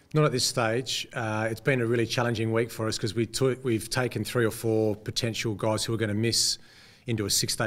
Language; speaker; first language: English; native; English